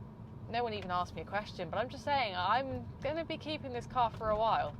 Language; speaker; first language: English; native; English